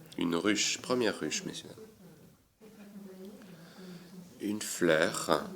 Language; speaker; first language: French; native; French